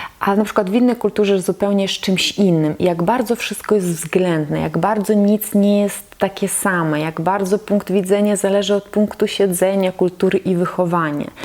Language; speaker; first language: Polish; non-native, fluent; Russian